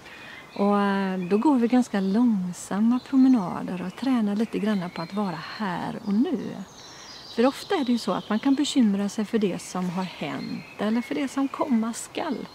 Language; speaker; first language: Swedish; native; Swedish